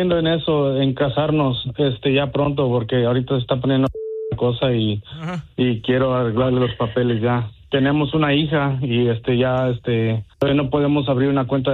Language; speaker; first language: Spanish; early bilingual, heritage; Spanish